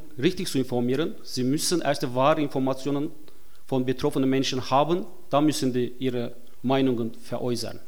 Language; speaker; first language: German; non-native, fluent; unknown